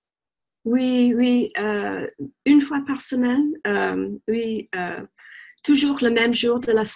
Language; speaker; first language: French; non-native, fluent; English